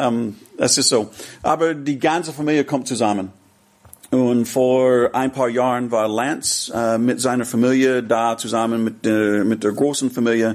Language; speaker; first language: German; non-native, fluent; English